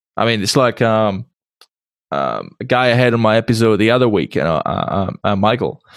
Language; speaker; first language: English; non-native, fluent; Czech